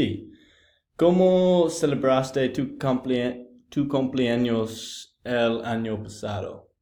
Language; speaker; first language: Spanish; non-native, learner; English